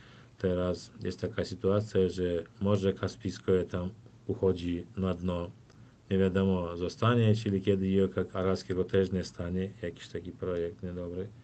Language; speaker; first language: Polish; non-native, fluent; Turkmen